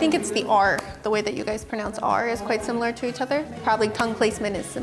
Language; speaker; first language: English; native; English